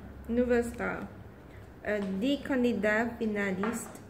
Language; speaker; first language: French; non-native, learner; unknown